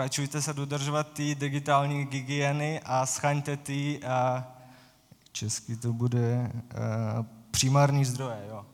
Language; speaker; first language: Czech; non-native, fluent; Ukrainian